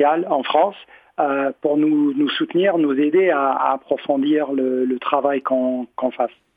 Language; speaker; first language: French; non-native, fluent; English